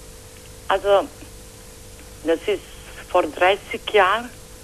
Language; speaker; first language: German; non-native, fluent; Croatian